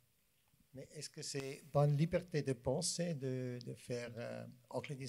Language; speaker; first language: French; non-native, fluent; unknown